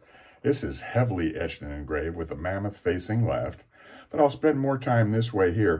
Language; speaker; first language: English; native; English